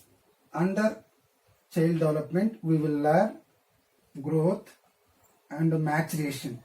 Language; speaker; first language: English; non-native, local second language; Telugu